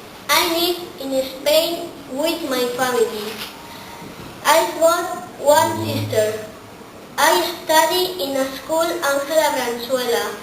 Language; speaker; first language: English; non-native, learner; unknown